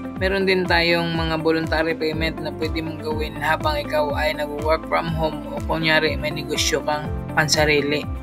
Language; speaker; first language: Filipino; non-native, local second language; Hiligaynon